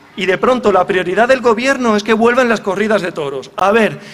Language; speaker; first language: Spanish; native; Spanish